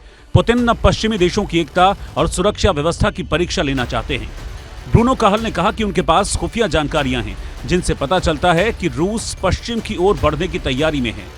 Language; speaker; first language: Hindi; native; Hindi